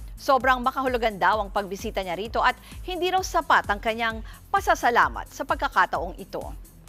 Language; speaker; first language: Filipino; native; Filipino